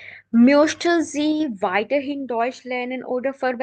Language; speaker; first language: German; non-native, learner; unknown